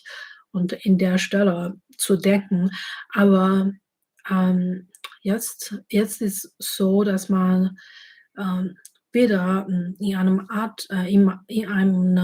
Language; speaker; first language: German; non-native, fluent; Chinese